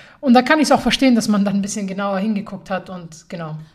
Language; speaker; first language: German; early bilingual, other home language; Persian